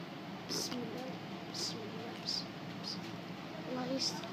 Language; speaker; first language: Arabic; native; Arabic